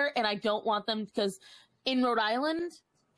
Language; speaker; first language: English; native; English